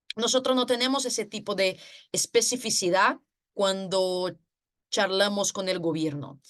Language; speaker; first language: Spanish; non-native, fluent; Portuguese